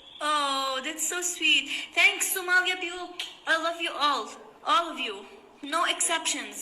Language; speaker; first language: English; non-native, fluent; Somali